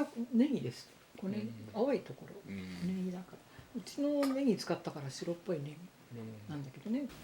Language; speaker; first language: Japanese; native; Japanese